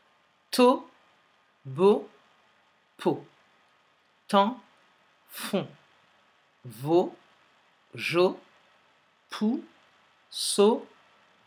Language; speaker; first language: French; native; French